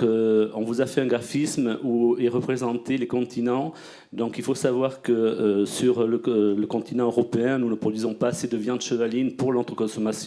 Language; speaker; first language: French; native; French